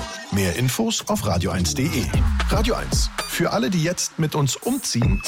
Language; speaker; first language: German; native; German